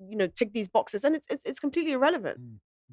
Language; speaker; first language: English; non-native, local second language; Akan